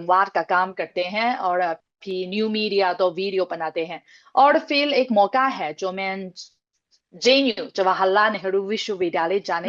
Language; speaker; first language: Hindi; non-native, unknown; Chinese